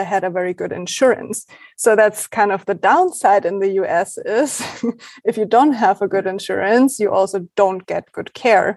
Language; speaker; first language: English; non-native, fluent; German